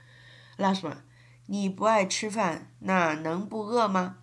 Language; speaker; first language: Chinese; non-native, learner; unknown